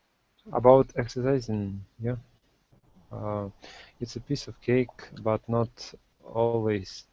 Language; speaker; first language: English; non-native, learner; Russian